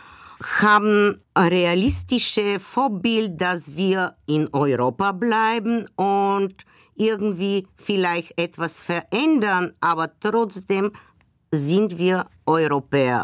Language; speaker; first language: German; non-native, fluent; Bulgarian